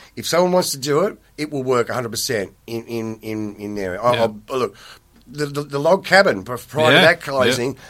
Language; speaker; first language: English; native; English